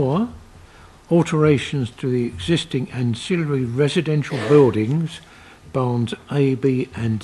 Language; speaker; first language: English; native; English